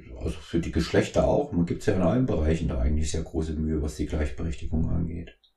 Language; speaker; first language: German; native; German